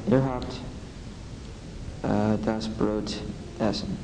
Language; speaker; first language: German; non-native, learner; English